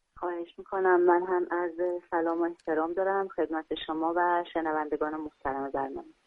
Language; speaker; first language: Persian; native; Persian